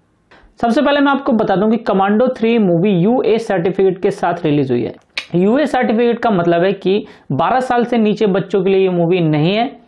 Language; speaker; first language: Hindi; native; Hindi